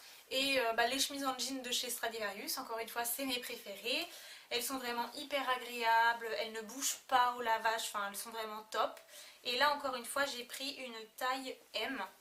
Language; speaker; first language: French; native; French